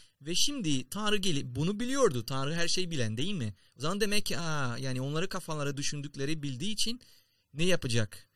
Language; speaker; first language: Turkish; non-native, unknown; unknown